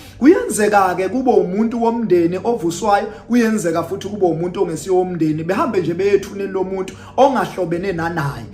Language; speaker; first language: Zulu; native; Zulu